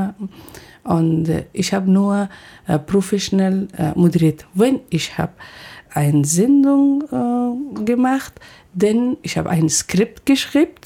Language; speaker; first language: German; non-native, learner; Persian